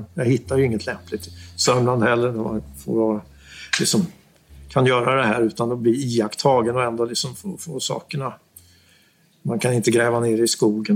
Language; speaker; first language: Swedish; native; Swedish